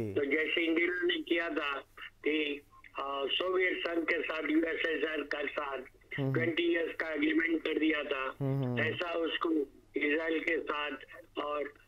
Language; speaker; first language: Hindi; non-native, local second language; Gujarati